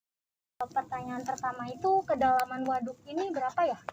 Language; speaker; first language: Malay; native; Malay